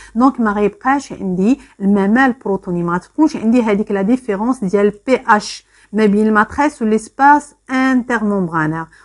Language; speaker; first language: French; non-native, local second language; Arabic